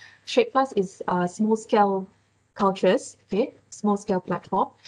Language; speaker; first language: English; non-native, local second language; Malay